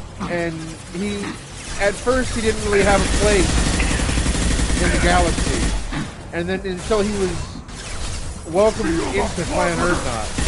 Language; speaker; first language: English; native; English